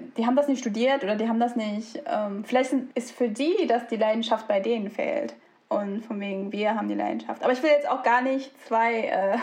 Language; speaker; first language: German; early bilingual, other home language; Turkish